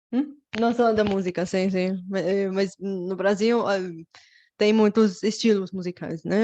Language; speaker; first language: Portuguese; non-native, learner; Bulgarian